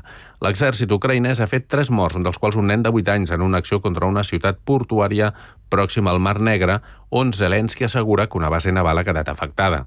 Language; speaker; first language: Catalan; native; Catalan